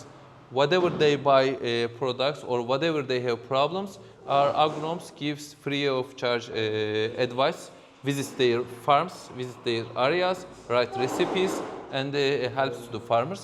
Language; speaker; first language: English; non-native, fluent; Turkish